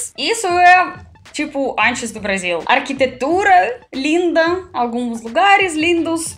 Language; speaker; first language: Portuguese; non-native, fluent; Russian